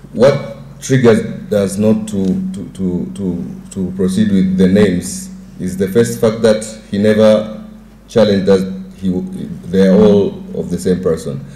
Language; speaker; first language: English; non-native, local second language; Swahili